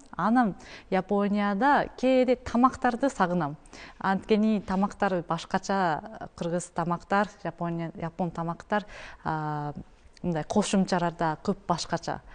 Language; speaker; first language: Kyrgyz; non-native, learner; Japanese